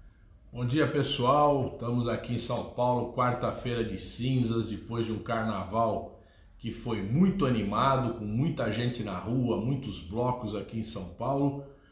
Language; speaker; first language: Portuguese; native; Portuguese